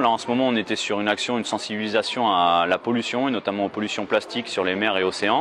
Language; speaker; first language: French; native; French